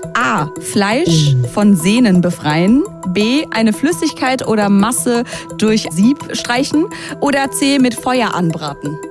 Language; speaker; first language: German; early bilingual, other home language; Turkish